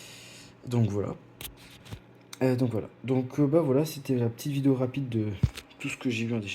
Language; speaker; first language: French; native; French